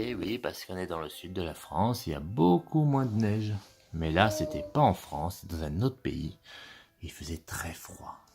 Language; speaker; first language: French; native; French